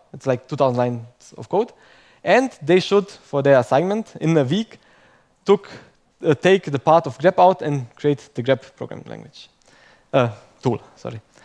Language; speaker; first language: English; non-native, fluent; Croatian